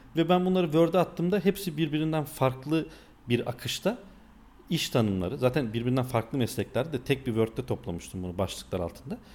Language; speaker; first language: Turkish; native; Turkish